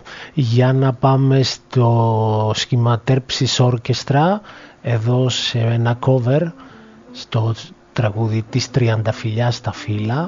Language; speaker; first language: Greek; native; Greek